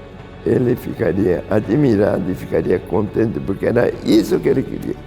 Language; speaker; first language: Portuguese; early bilingual, other home language; Japanese